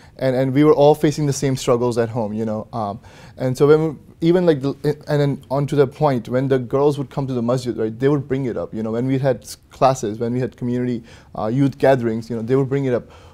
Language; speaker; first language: English; early bilingual, other home language; Hindi